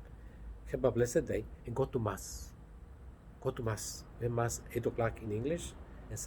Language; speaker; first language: English; non-native, fluent; Spanish